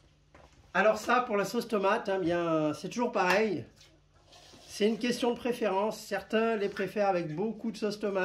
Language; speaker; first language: French; native; French